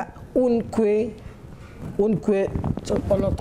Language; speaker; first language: French; non-native, learner; Bangla